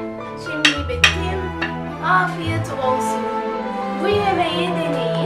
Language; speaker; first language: Turkish; non-native, learner; Arabic